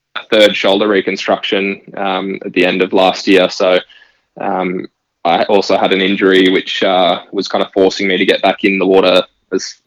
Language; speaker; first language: English; native; English